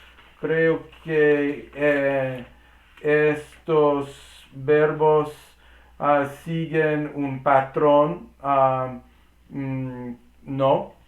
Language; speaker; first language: Spanish; non-native, learner; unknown